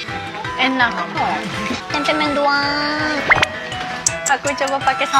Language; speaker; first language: Indonesian; non-native, learner; Japanese